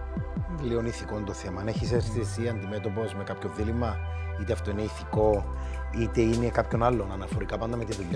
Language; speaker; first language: Greek; native; Greek